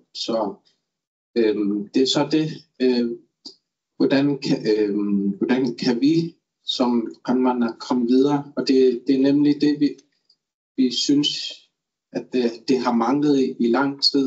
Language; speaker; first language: Danish; non-native, local second language; Kalaallisut